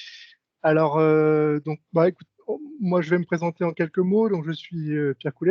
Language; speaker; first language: French; native; French